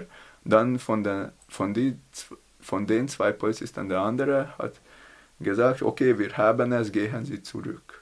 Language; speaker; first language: German; non-native, learner; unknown